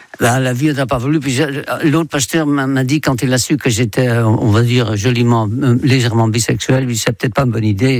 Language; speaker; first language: French; non-native, fluent; Dutch